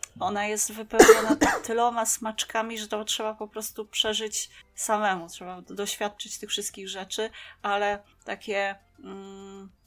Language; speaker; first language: Polish; native; Polish